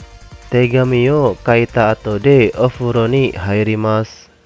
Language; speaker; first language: Japanese; non-native, fluent; Indonesian